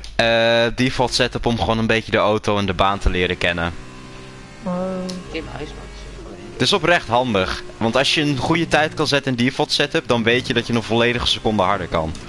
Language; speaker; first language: Dutch; native; Dutch